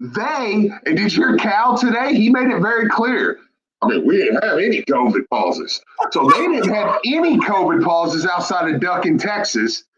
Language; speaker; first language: English; native; English